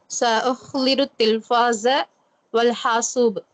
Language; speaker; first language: Arabic; non-native, learner; Tamil